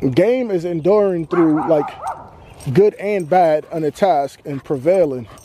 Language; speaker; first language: English; native; English